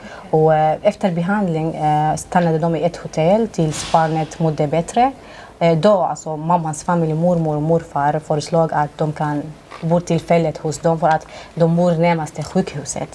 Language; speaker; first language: Swedish; non-native, fluent; Arabic